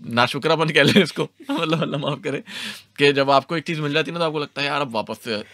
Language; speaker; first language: Urdu; native; Urdu